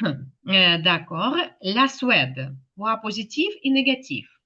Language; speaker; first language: French; non-native, fluent; Ukrainian